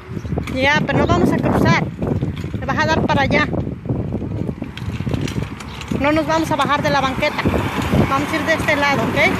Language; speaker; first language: Spanish; native; Spanish